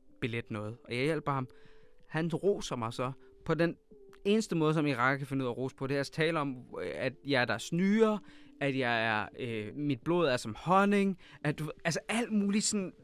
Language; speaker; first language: Danish; early bilingual, other home language; Arabic